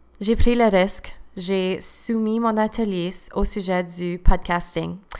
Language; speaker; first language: French; native; French